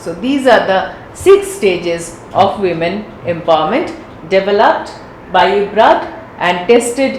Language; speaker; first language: English; non-native, local second language; Bangla